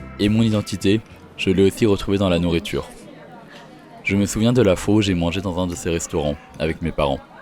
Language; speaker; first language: French; native; French